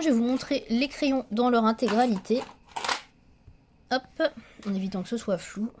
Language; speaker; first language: French; native; French